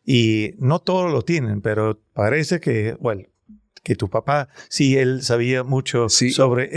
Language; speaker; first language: Spanish; non-native, learner; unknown